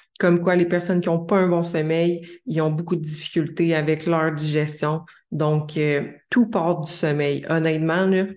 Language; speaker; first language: French; native; French